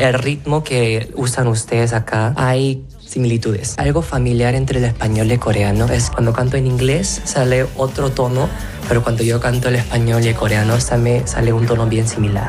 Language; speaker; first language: Spanish; non-native, fluent; Korean